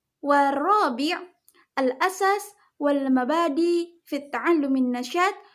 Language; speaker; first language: Arabic; non-native, learner; Indonesian